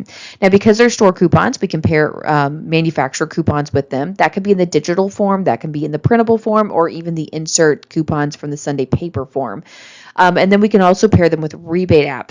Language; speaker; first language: English; native; English